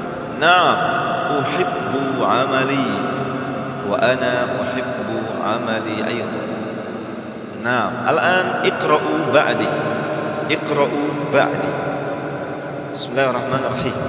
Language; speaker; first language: Arabic; non-native, fluent; Indonesian